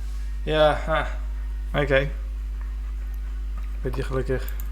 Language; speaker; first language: Dutch; non-native, fluent; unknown